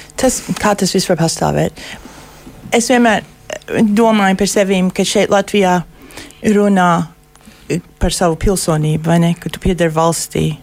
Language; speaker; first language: Latvian; early bilingual, heritage; Latvian